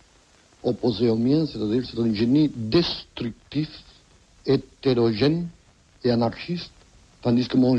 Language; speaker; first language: French; non-native, fluent; Catalan